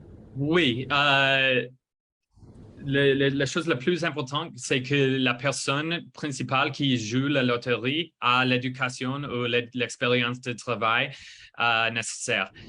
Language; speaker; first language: French; non-native, fluent; English